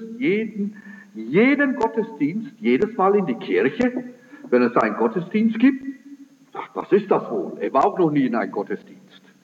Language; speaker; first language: German; early bilingual, heritage; German